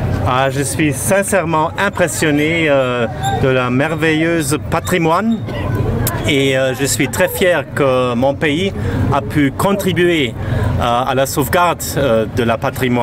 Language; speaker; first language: French; non-native, fluent; German